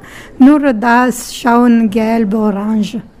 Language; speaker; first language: German; non-native, learner; Italian